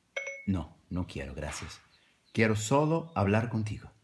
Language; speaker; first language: Spanish; non-native, learner; Portuguese